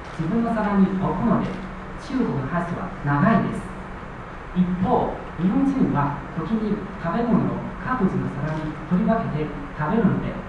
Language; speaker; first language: Japanese; non-native, fluent; Chinese